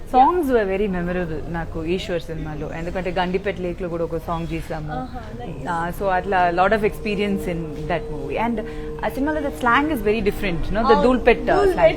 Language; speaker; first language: Telugu; non-native, local second language; Tamil